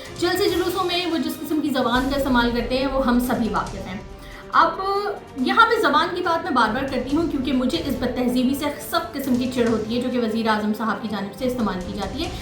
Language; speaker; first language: Urdu; native; Urdu